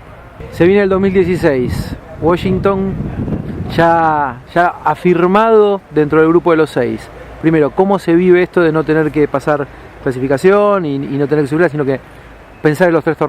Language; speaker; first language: Spanish; native; Spanish